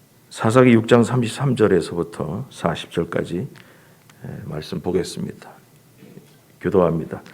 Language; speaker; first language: Korean; native; Korean